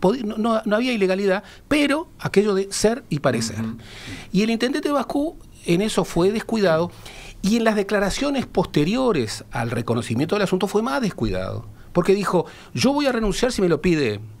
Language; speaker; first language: Spanish; native; Spanish